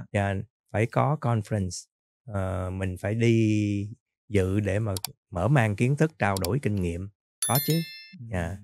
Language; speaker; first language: Vietnamese; native; Vietnamese